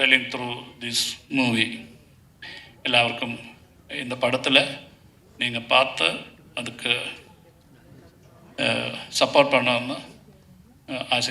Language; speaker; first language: Tamil; non-native, learner; Malayalam